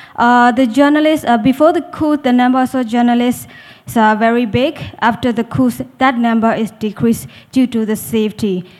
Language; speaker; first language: English; non-native, learner; Burmese